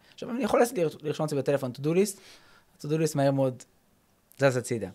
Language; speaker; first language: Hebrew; early bilingual, other home language; English